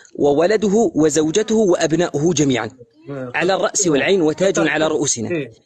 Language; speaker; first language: Arabic; native; Arabic